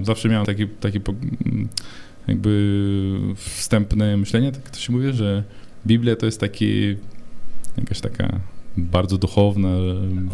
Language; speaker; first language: Polish; non-native, fluent; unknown